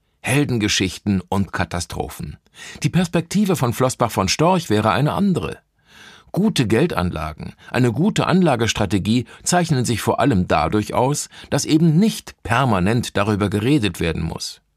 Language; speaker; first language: German; native; German